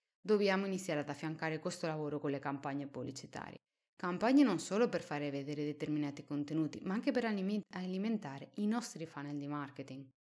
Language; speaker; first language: Italian; non-native, fluent; Spanish